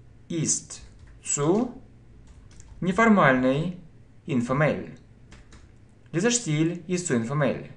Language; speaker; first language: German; non-native, fluent; Russian